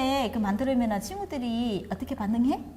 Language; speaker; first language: Korean; non-native, learner; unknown